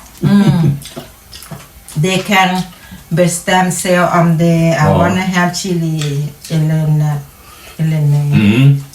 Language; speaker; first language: English; non-native, learner; Thai